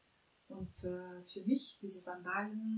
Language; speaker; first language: German; non-native, fluent; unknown